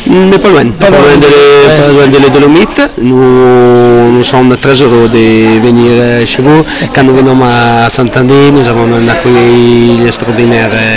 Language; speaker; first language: French; non-native, learner; Italian